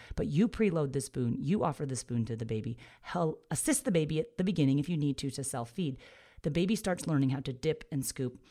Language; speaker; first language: English; native; English